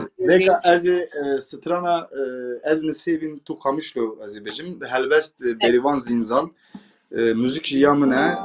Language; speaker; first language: Kurdish; non-native, local second language; Turkish